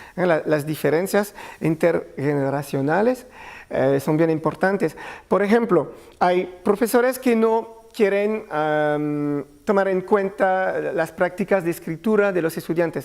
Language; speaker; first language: Spanish; non-native, learner; French